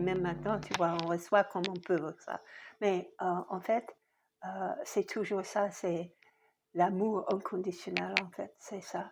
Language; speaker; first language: French; non-native, fluent; English